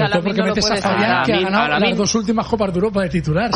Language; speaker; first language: Spanish; native; Spanish